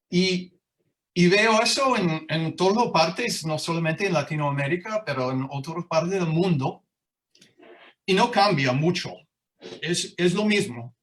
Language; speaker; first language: Spanish; non-native, fluent; English